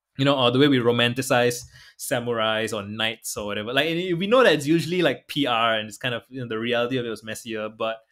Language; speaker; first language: English; native; English